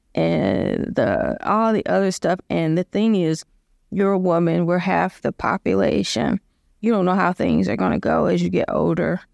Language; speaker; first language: English; native; English